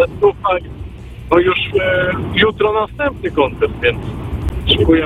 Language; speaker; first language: Polish; native; Polish